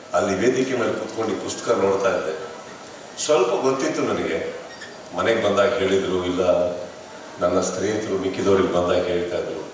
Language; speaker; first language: Kannada; native; Kannada